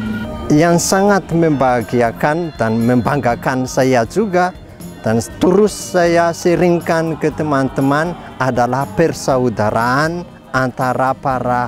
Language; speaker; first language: Indonesian; non-native, fluent; Malagasy